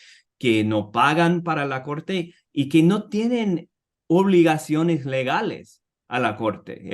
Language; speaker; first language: Spanish; non-native, fluent; English